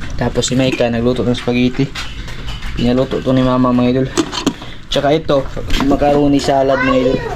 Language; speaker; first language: Filipino; non-native, local second language; Cebuano